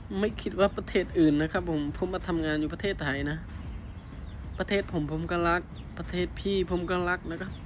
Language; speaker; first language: Thai; non-native, fluent; Khmer